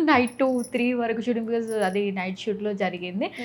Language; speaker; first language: Telugu; non-native, fluent; Odia